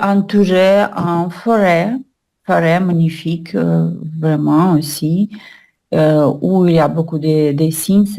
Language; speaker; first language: French; non-native, learner; Russian